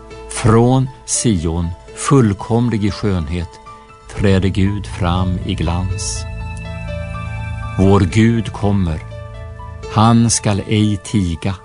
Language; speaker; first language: Swedish; native; Swedish